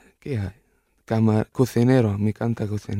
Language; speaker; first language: Spanish; non-native, learner; Arabic